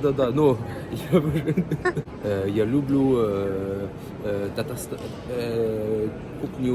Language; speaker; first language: Russian; non-native, learner; French